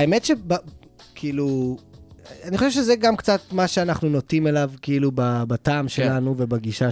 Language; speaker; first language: Hebrew; native; Hebrew